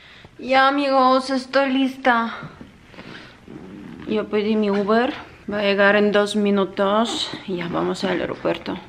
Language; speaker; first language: Spanish; non-native, learner; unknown